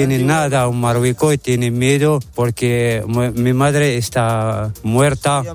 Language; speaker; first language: Spanish; non-native, learner; Arabic